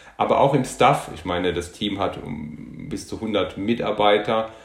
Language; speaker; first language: German; non-native, local second language; Luxembourgish